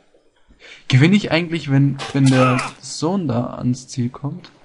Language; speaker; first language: German; native; German